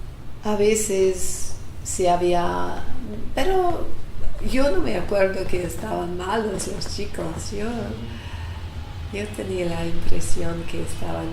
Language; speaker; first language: Spanish; non-native, fluent; English